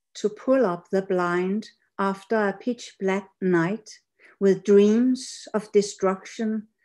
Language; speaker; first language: English; non-native, fluent; Danish